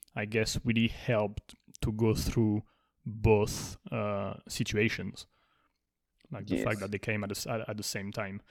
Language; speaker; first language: English; non-native, fluent; Spanish